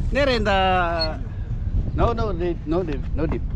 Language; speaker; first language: English; non-native, learner; Filipino